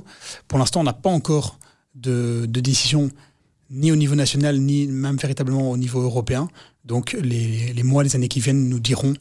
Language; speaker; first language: French; native; French